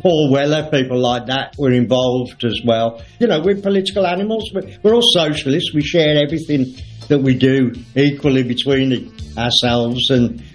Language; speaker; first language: English; native; English